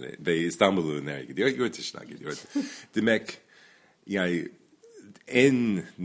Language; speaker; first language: Turkish; non-native, fluent; English